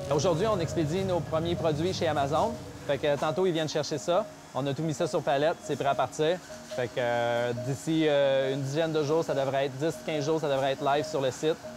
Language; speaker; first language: French; native; French